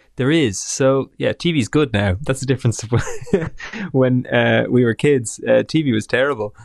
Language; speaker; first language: English; native; English